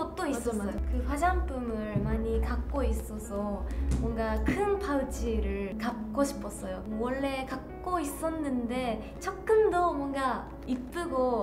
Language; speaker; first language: Korean; non-native, fluent; Japanese